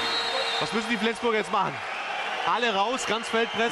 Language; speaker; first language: German; native; German